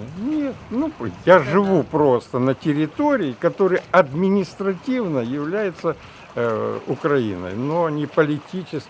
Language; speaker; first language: Russian; native; Russian